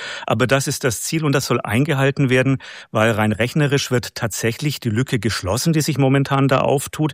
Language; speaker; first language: German; native; German